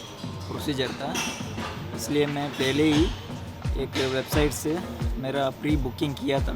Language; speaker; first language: Hindi; non-native, local second language; Tulu